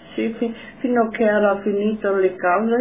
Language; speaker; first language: Italian; non-native, local second language; German